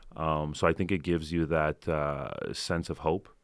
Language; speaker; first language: English; early bilingual, other home language; Ukrainian